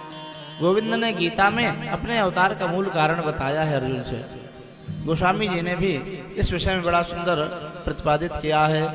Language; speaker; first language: Hindi; native; Hindi